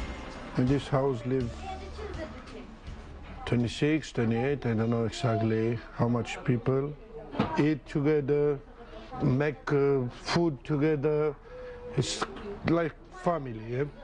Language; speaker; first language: English; non-native, learner; Romanian